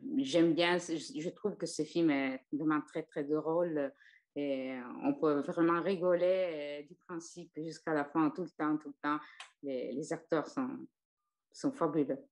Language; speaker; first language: French; non-native, fluent; Italian